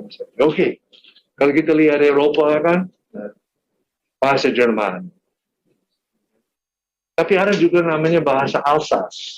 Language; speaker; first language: Indonesian; non-native, fluent; English